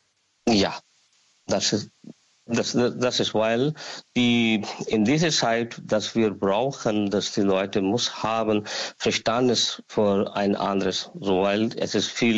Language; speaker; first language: German; non-native, learner; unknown